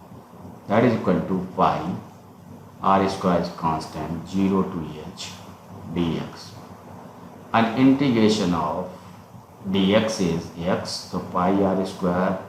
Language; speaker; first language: English; non-native, local second language; Hindi